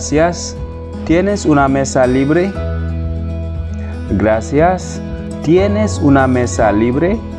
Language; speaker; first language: Spanish; non-native, fluent; Wolof